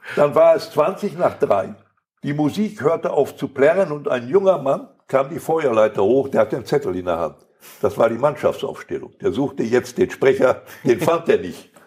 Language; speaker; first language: German; native; German